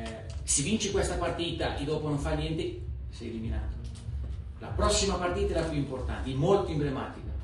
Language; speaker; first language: Italian; non-native, fluent; Portuguese